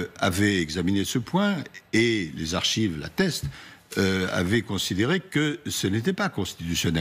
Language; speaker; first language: French; native; French